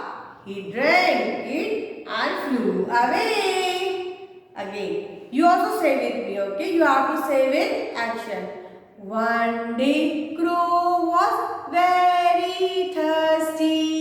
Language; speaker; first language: English; non-native, local second language; Hindi